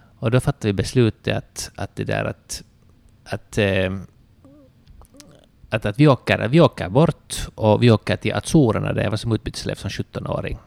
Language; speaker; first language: Swedish; native; Swedish